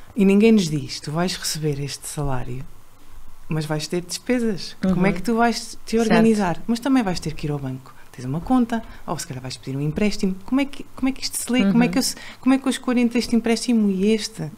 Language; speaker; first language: Portuguese; native; Portuguese